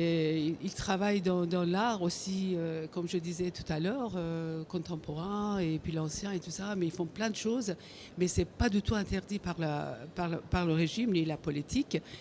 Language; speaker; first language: French; non-native, fluent; Persian